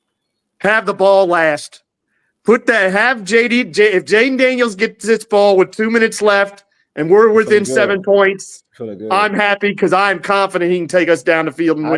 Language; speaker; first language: English; native; English